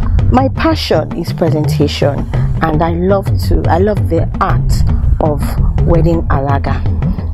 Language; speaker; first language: English; non-native, local second language; Yoruba